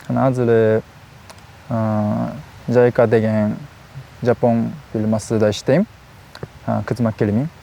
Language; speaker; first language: Kyrgyz; non-native, learner; Japanese